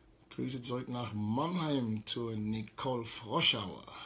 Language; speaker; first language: German; early bilingual, heritage; German